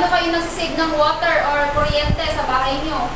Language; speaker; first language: Filipino; native; Filipino